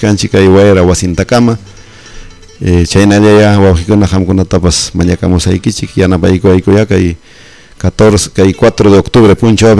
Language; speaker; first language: Spanish; non-native, local second language; Quechua